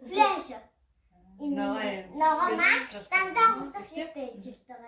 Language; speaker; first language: Mongolian; early bilingual, heritage; Mongolian